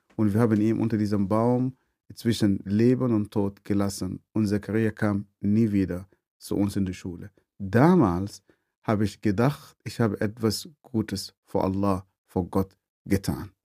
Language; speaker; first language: German; non-native, fluent; Arabic